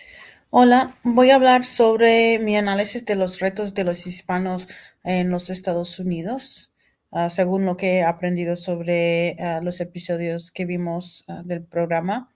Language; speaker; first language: Spanish; non-native, fluent; English